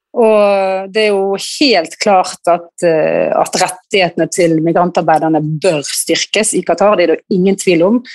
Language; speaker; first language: Norwegian; native; Norwegian